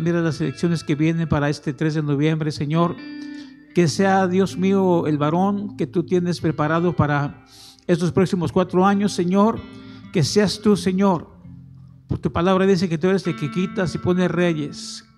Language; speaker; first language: Spanish; native; Spanish